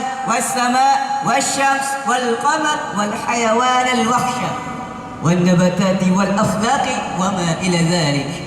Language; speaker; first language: Arabic; non-native, learner; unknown